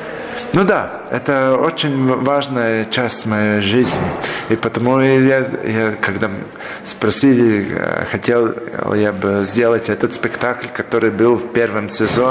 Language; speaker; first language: Russian; non-native, local second language; Latvian